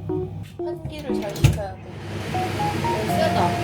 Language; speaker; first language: Korean; native; Korean